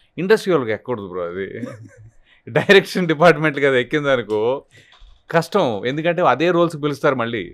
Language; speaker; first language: Telugu; native; Telugu